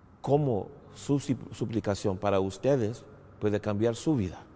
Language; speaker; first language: Spanish; non-native, fluent; English